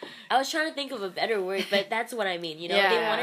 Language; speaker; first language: English; non-native, local second language; Cantonese